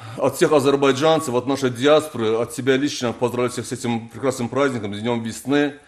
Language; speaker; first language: Russian; non-native, local second language; Azerbaijani